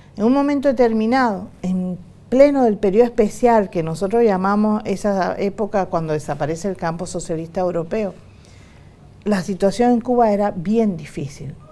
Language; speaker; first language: Spanish; native; Spanish